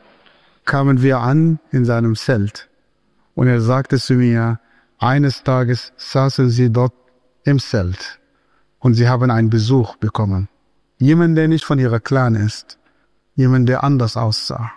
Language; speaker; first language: German; non-native, fluent; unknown